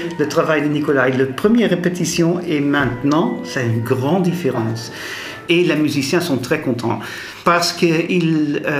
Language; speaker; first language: French; non-native, fluent; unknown